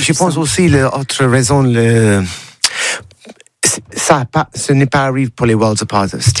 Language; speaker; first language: French; non-native, learner; English